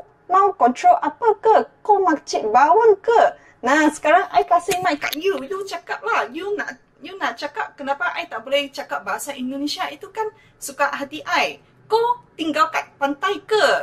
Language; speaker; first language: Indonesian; non-native, fluent; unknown